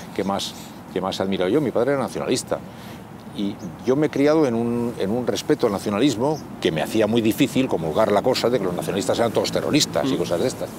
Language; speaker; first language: Spanish; native; Spanish